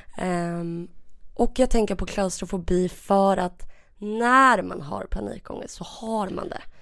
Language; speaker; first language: Swedish; early bilingual, other home language; Russian